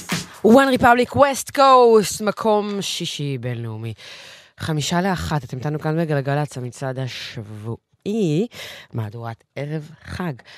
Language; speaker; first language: Hebrew; native; Hebrew